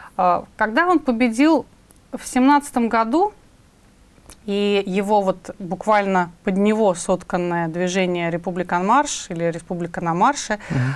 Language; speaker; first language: Russian; native; Russian